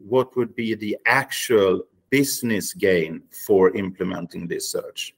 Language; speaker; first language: English; non-native, fluent; Swedish